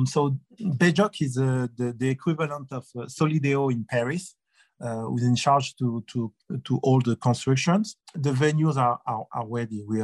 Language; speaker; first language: English; non-native, fluent; French